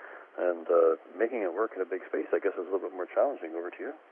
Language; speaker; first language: English; native; English